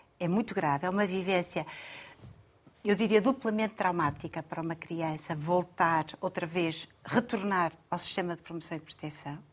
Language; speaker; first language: Portuguese; native; Portuguese